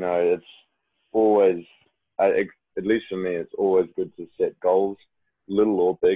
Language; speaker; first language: English; native; English